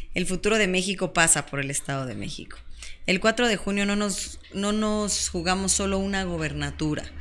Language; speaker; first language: Spanish; native; Spanish